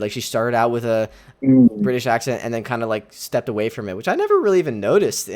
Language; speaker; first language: English; native; English